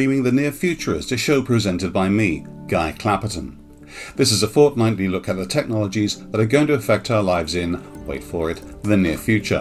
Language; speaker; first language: English; native; English